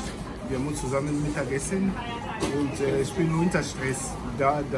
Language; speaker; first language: German; non-native, fluent; Lingala